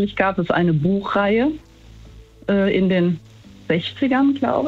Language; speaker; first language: German; native; German